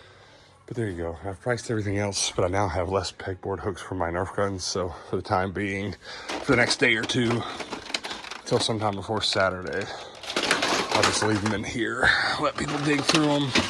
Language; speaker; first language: English; native; English